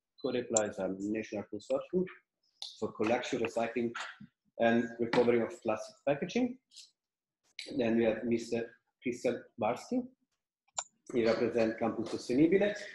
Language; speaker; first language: English; non-native, fluent; Italian